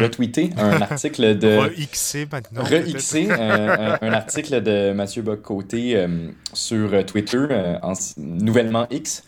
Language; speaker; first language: French; native; French